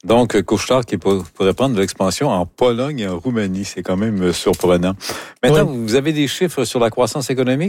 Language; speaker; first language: French; native; French